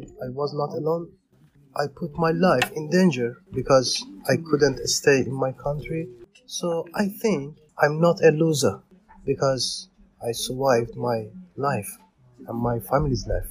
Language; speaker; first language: English; non-native, learner; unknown